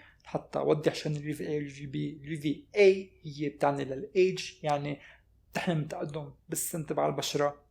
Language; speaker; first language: Arabic; native; Arabic